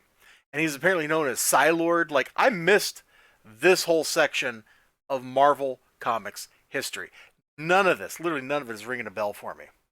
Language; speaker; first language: English; native; English